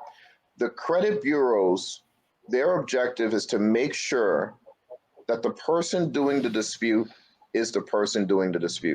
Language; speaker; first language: English; native; English